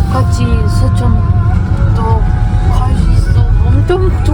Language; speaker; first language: Korean; non-native, fluent; Ukrainian